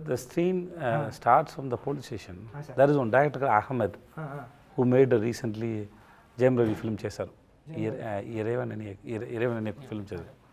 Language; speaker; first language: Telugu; non-native, local second language; Tamil